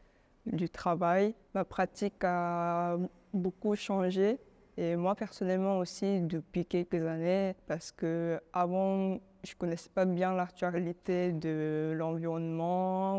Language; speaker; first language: French; non-native, fluent; Korean